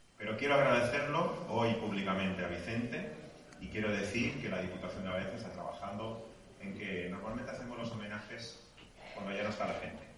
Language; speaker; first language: Spanish; native; Spanish